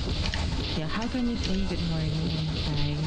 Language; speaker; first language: English; non-native, local second language; Filipino